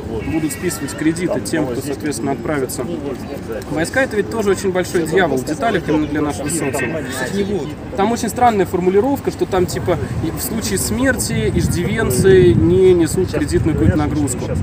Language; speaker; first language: Russian; native; Russian